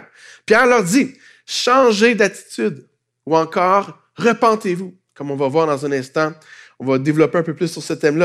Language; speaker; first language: French; native; French